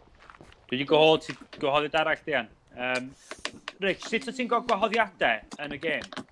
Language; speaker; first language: Welsh; native; Welsh